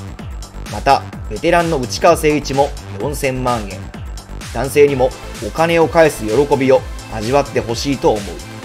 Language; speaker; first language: Japanese; native; Japanese